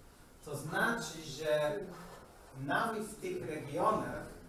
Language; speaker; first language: Polish; non-native, learner; English